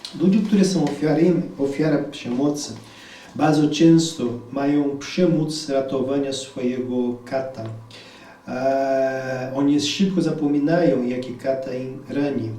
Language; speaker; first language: Polish; non-native, fluent; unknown